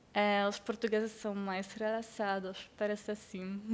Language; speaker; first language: Portuguese; non-native, learner; Polish